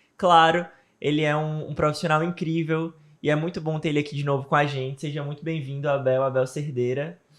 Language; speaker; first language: Portuguese; native; Portuguese